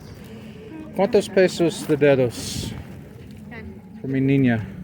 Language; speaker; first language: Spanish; non-native, learner; English